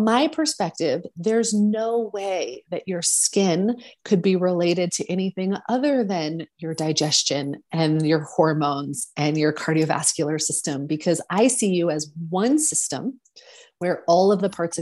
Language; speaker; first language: English; native; English